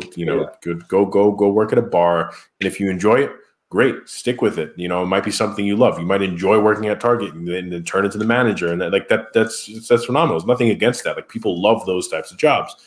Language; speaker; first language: English; native; English